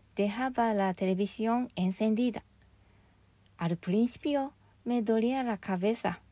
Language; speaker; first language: Spanish; non-native, fluent; Japanese